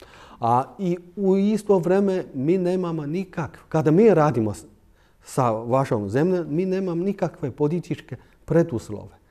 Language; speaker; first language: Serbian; non-native, fluent; Chinese